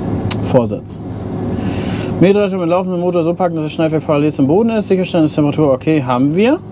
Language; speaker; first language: German; native; German